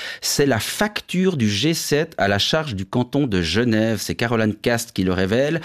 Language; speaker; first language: French; native; French